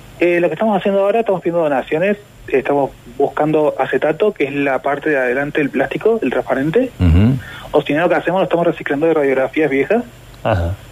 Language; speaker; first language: Spanish; native; Spanish